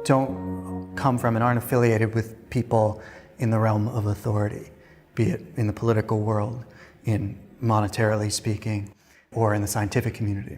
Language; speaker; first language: English; native; English